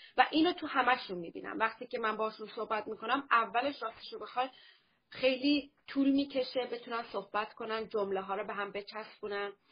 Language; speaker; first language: Persian; early bilingual, heritage; Persian